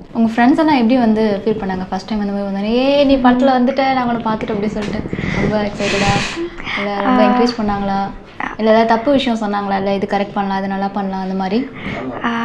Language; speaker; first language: Tamil; native; Tamil